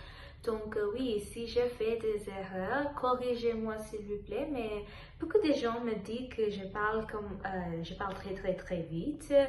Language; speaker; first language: French; non-native, learner; Telugu